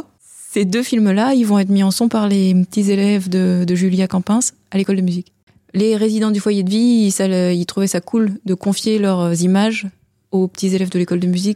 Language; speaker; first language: French; native; French